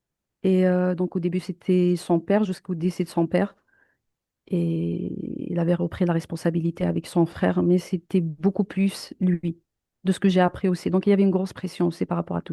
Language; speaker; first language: French; native; French